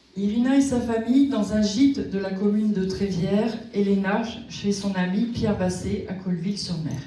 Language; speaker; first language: French; native; French